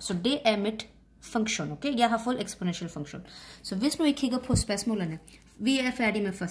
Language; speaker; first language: Danish; non-native, fluent; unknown